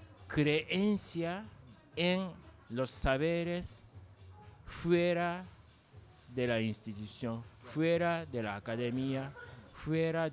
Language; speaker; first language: Spanish; non-native, learner; Japanese